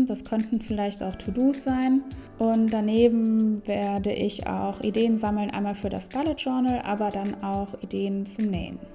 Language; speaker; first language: German; native; German